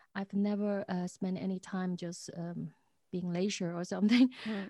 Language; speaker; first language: English; non-native, fluent; Chinese